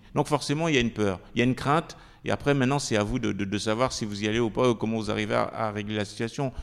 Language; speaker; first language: French; native; French